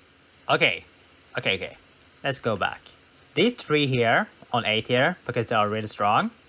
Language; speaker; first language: English; non-native, fluent; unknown